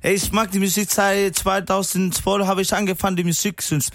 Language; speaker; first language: German; non-native, learner; Spanish